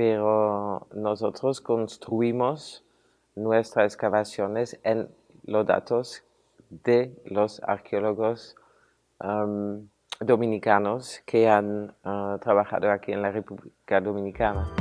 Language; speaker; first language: Spanish; non-native, fluent; Dutch